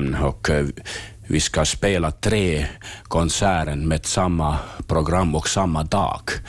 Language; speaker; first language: Swedish; non-native, learner; Finnish